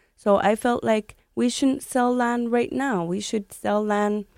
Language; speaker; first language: English; native; English